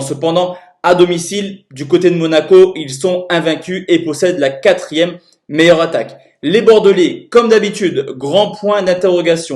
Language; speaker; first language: French; native; French